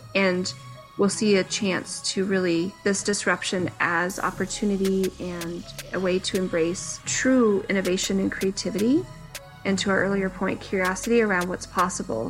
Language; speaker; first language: English; native; English